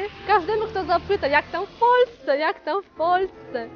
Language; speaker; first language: Polish; early bilingual, heritage; Polish